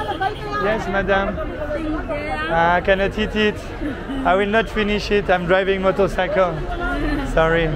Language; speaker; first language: English; non-native, fluent; French